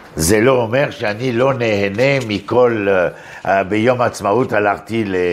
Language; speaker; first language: Hebrew; non-native, fluent; French